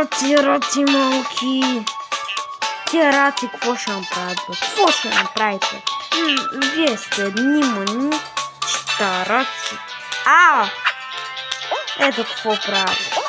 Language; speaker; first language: Bulgarian; native; Bulgarian